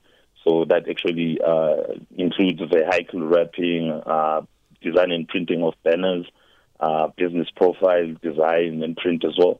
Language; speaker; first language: English; non-native, local second language; Zulu